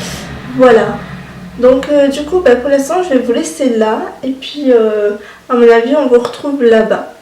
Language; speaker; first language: French; native; French